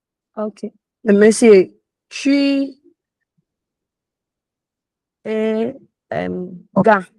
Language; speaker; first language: French; non-native, learner; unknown